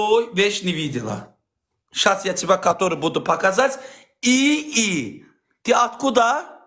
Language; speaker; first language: Russian; non-native, learner; Azerbaijani